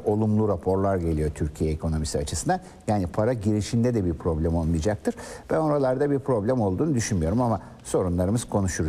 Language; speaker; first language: Turkish; native; Turkish